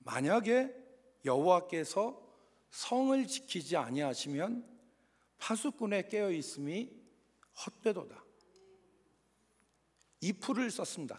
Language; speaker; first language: Korean; native; Korean